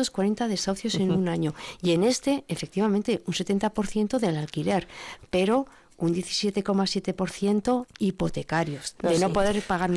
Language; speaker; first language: Spanish; native; Spanish